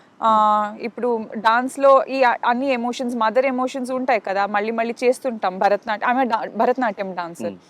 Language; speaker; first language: Telugu; non-native, learner; Kannada